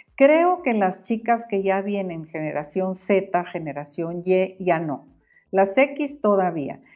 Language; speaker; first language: Spanish; native; Spanish